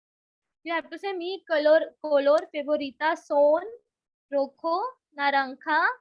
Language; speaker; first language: Spanish; non-native, learner; Hindi